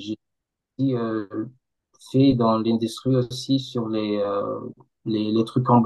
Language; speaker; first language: French; non-native, local second language; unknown